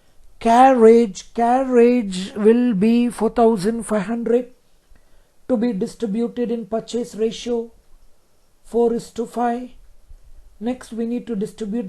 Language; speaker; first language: English; non-native, local second language; Kannada